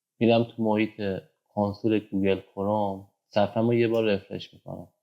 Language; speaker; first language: Persian; native; Persian